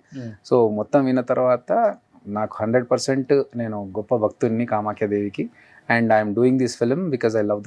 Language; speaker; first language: Telugu; native; Telugu